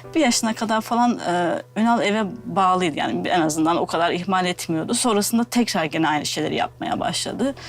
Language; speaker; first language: Turkish; native; Turkish